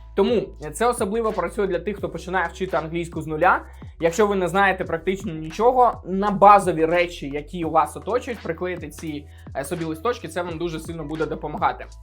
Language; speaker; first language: Ukrainian; native; Ukrainian